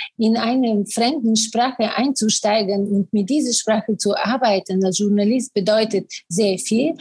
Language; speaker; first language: German; non-native, fluent; Bulgarian